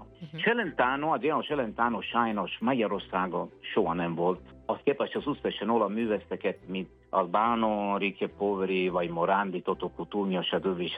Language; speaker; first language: Hungarian; non-native, fluent; Italian